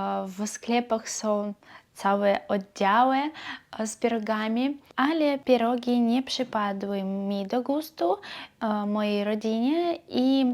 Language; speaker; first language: Polish; non-native, learner; Belarusian